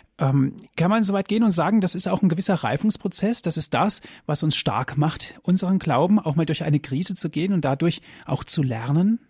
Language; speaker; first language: German; native; German